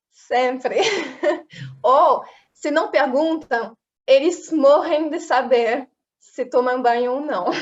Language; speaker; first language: Portuguese; non-native, fluent; French